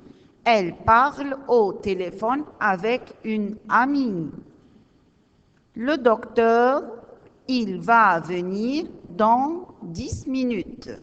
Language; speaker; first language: French; non-native, learner; Arabic